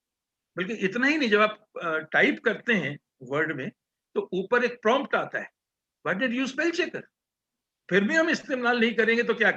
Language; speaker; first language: Hindi; native; Hindi